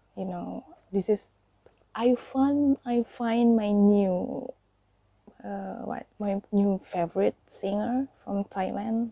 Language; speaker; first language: English; non-native, learner; Indonesian